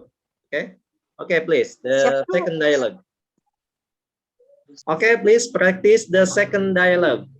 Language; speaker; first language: English; non-native, local second language; Indonesian